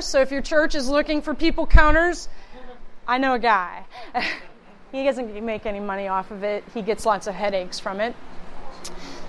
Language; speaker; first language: English; native; English